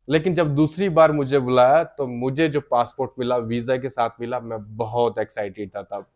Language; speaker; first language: Hindi; native; Hindi